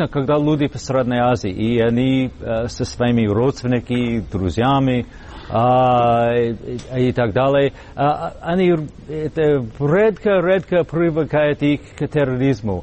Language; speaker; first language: Russian; non-native, fluent; English